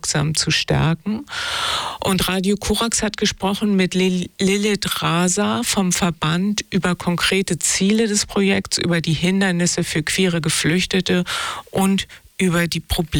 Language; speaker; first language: German; native; German